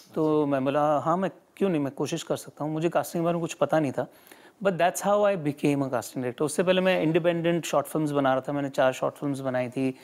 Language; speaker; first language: Hindi; native; Hindi